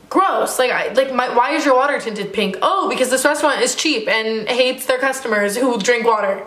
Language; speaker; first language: English; native; English